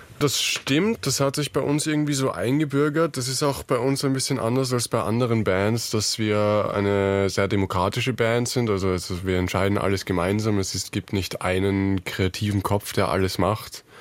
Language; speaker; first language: German; native; German